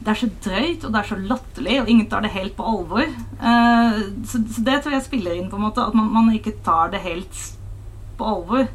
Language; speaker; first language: Norwegian; non-native, fluent; Dutch